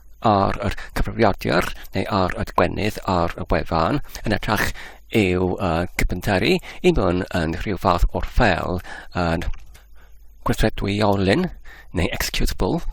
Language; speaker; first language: Welsh; non-native, fluent; English